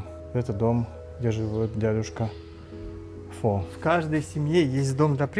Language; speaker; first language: Russian; native; Russian